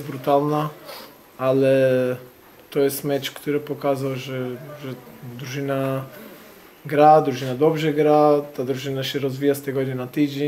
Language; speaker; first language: Polish; non-native, fluent; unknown